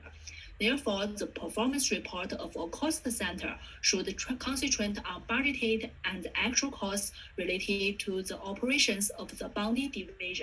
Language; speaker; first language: English; non-native, fluent; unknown